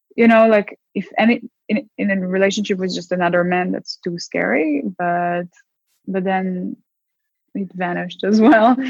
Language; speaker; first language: English; non-native, fluent; Hebrew